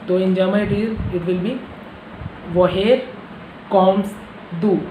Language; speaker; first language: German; non-native, learner; Hindi